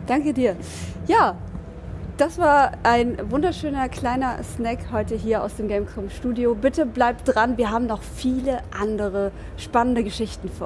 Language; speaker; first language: German; native; German